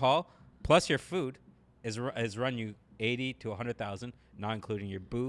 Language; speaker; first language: English; early bilingual, other home language; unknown